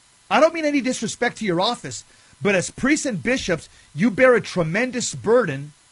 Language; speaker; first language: English; native; English